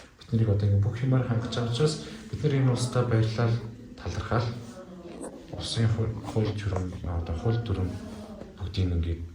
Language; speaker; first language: Mongolian; non-native, local second language; Kazakh